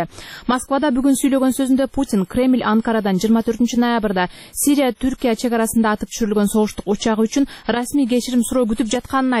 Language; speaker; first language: Kyrgyz; native; Kyrgyz